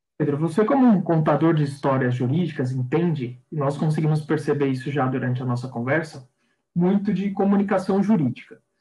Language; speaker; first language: Portuguese; native; Portuguese